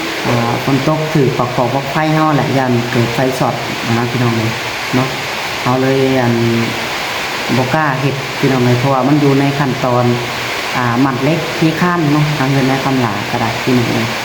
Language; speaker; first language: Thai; non-native, local second language; Lao